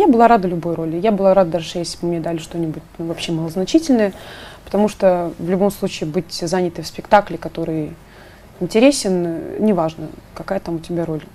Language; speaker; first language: Russian; native; Russian